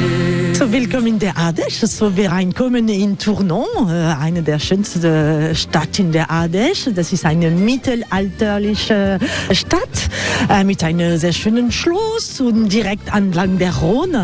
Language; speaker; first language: German; non-native, learner; French